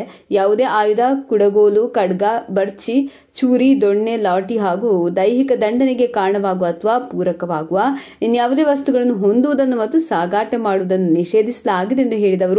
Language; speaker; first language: Kannada; native; Kannada